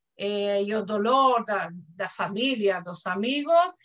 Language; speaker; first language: Portuguese; non-native, fluent; Hebrew